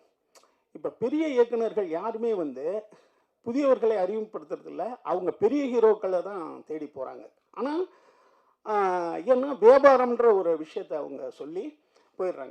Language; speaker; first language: Tamil; native; Tamil